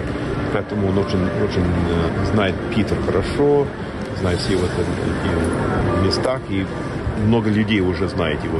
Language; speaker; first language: Russian; non-native, learner; English